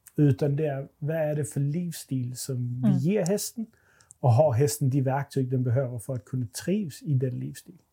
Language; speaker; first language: Swedish; non-native, fluent; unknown